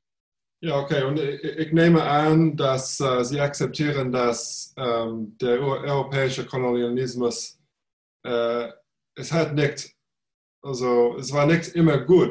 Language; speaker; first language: German; non-native, fluent; English